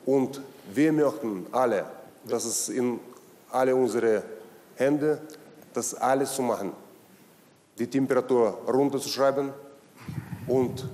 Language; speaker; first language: German; non-native, learner; Russian